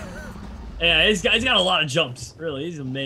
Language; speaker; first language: English; native; English